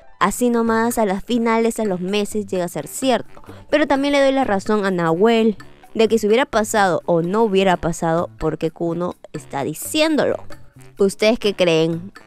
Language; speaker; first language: Spanish; native; Spanish